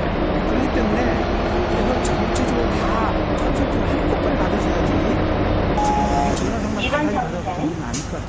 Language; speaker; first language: Korean; native; Korean